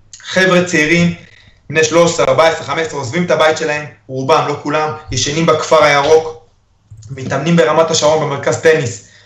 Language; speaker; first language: Hebrew; early bilingual, other home language; Spanish